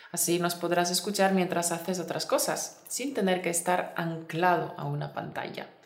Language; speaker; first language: Spanish; native; Spanish